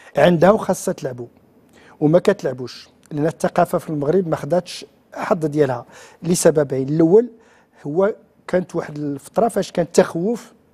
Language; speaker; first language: Arabic; native; Arabic